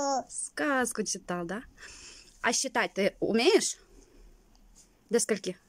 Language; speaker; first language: Russian; native; Russian